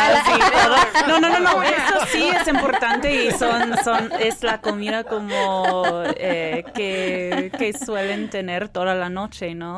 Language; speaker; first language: Spanish; non-native, fluent; English